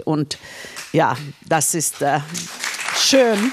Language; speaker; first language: German; non-native, fluent; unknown